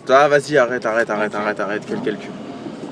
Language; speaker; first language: French; native; French